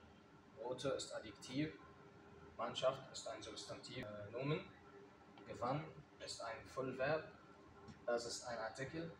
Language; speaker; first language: German; non-native, learner; Arabic